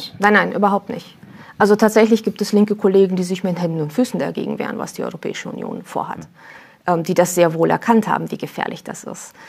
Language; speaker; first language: German; early bilingual, other home language; Romanian